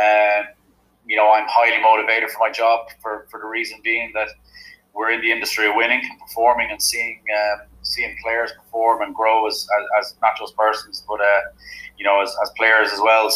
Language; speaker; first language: English; native; English